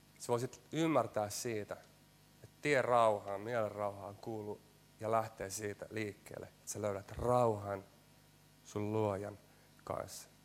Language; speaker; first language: Finnish; native; Finnish